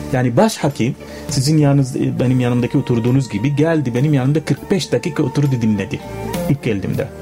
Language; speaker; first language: Turkish; non-native, fluent; Arabic